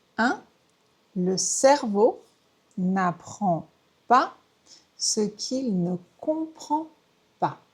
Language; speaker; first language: French; native; French